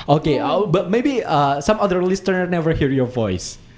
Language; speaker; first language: English; non-native, fluent; Indonesian